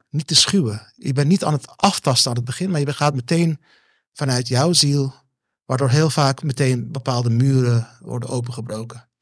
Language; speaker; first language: Dutch; early bilingual, other home language; Turkish